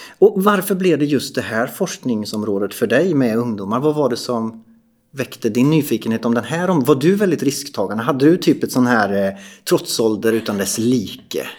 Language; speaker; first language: Swedish; native; Swedish